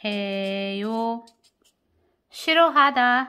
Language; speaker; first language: Korean; non-native, fluent; Filipino